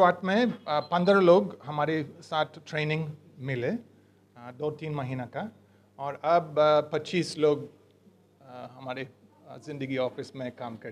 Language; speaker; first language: Hindi; non-native, learner; English